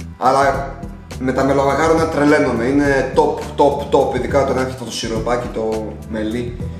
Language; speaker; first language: Greek; early bilingual, other home language; Russian